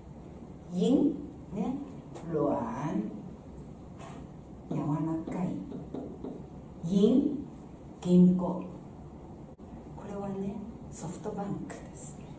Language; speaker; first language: Japanese; non-native, fluent; Chinese